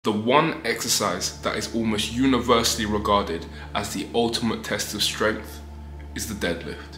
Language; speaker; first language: English; native; English